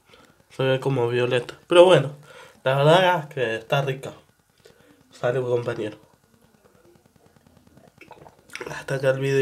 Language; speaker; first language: Spanish; native; Spanish